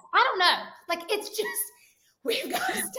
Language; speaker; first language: English; native; English